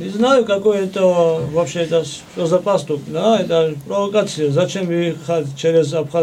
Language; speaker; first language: Russian; non-native, fluent; Georgian